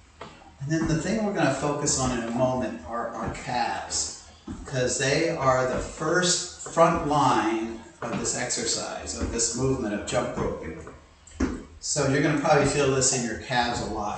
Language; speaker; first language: English; native; English